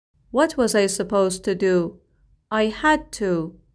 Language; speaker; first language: English; non-native, fluent; Persian